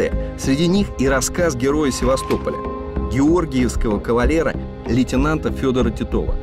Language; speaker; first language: Russian; native; Russian